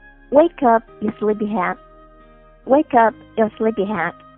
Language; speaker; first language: English; non-native, fluent; Chinese